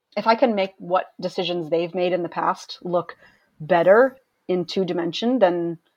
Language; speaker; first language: English; native; English